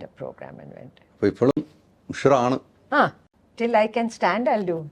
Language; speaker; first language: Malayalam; non-native, learner; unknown